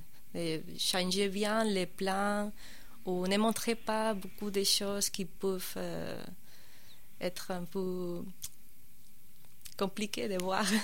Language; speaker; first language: French; non-native, fluent; Spanish